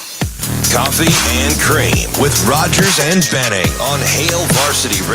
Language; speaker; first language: English; native; English